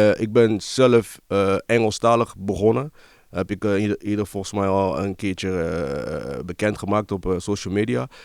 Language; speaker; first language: Dutch; early bilingual, other home language; Lingala